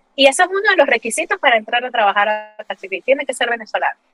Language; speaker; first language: Spanish; native; Spanish